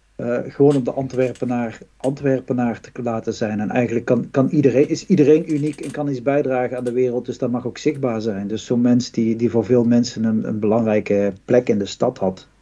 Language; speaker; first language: Dutch; native; Dutch